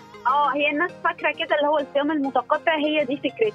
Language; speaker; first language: Arabic; native; Arabic